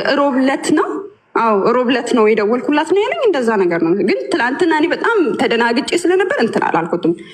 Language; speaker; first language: Amharic; native; Amharic